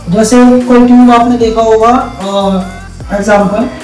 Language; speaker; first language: Hindi; native; Hindi